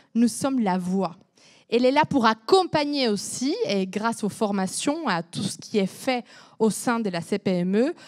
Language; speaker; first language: French; non-native, fluent; Spanish